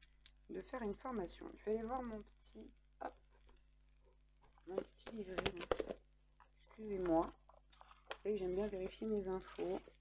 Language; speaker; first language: French; native; French